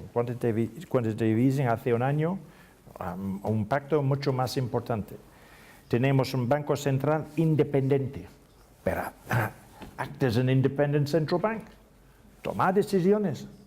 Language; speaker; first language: Spanish; non-native, learner; English